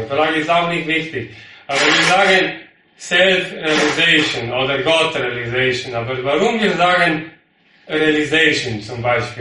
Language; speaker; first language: German; non-native, learner; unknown